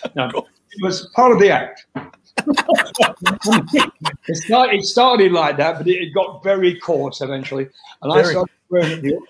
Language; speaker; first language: English; native; English